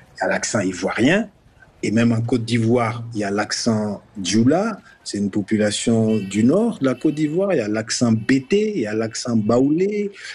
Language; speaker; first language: French; non-native, local second language; Hausa